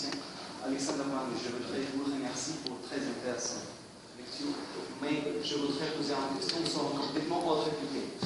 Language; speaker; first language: French; non-native, learner; Russian